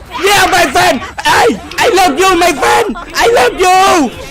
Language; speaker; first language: English; non-native, learner; Thai